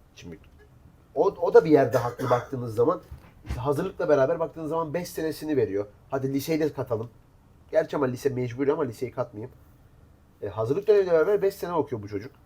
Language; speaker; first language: Turkish; native; Turkish